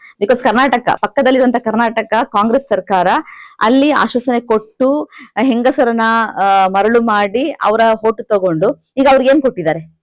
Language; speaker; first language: Kannada; native; Kannada